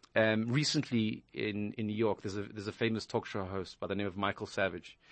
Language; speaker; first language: English; native; English